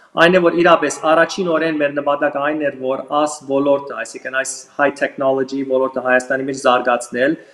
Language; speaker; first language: Armenian; early bilingual, heritage; Armenian